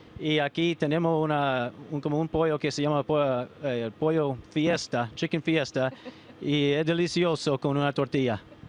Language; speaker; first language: Spanish; early bilingual, heritage; Spanish